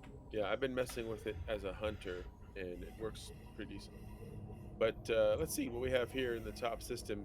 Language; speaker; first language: English; native; English